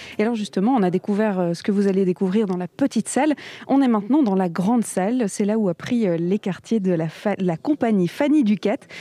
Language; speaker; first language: French; native; French